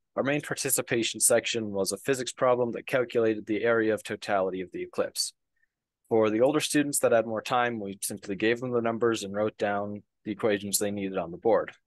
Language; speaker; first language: English; native; English